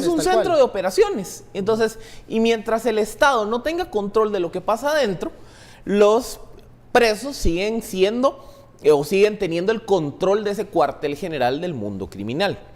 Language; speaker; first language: Spanish; native; Spanish